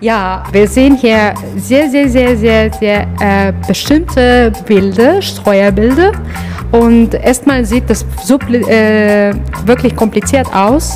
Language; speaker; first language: German; non-native, learner; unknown